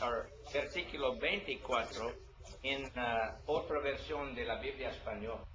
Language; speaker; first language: Spanish; non-native, learner; English